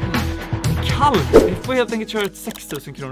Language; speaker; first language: Swedish; native; Swedish